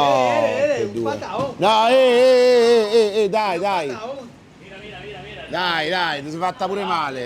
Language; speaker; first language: Italian; native; Italian